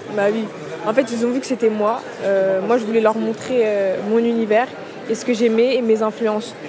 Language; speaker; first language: French; early bilingual, other home language; Kabuverdianu